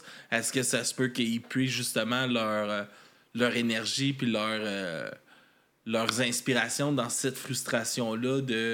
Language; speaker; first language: French; native; French